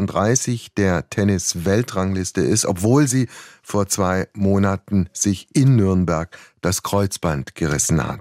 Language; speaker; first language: German; native; German